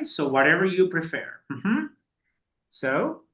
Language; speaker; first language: English; non-native, fluent; Spanish